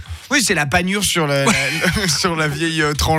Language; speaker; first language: French; native; French